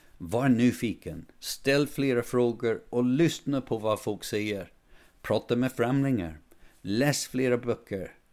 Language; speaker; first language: Swedish; non-native, fluent; English